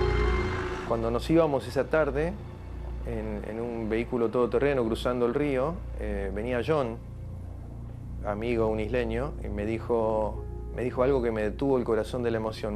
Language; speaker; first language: Spanish; native; Spanish